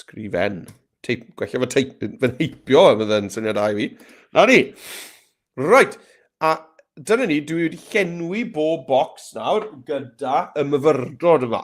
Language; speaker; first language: Welsh; native; Welsh